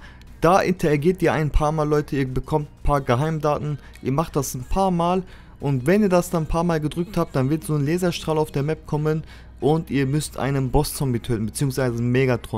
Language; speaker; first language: German; native; German